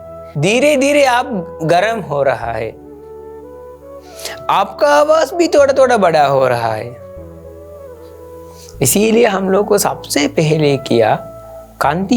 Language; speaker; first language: Hindi; non-native, local second language; Sinhala